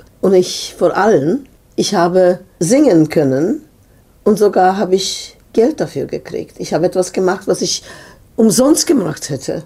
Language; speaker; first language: German; non-native, fluent; Serbian